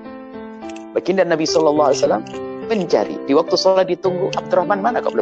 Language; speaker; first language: Indonesian; native; Indonesian